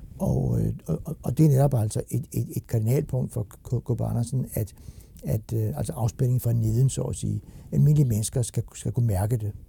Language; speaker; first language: Danish; native; Danish